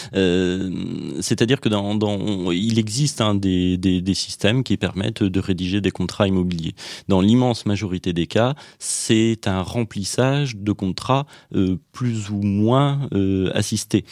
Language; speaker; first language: French; native; French